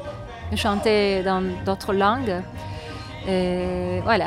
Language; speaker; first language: French; non-native, fluent; Turkish